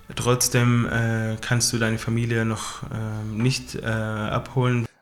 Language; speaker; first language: German; non-native, fluent; Arabic